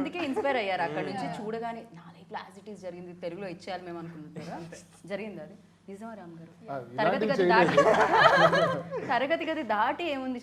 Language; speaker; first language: Telugu; native; Telugu